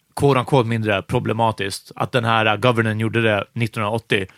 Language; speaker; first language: Swedish; early bilingual, other home language; Hungarian